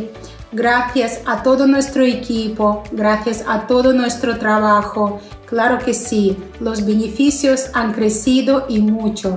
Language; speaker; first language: Spanish; non-native, fluent; Russian